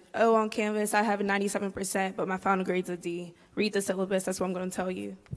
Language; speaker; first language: English; native; English